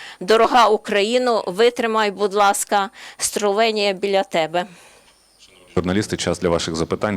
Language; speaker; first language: Ukrainian; non-native, learner; Slovenian